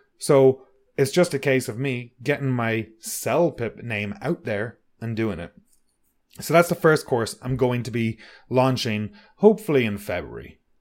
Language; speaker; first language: English; native; English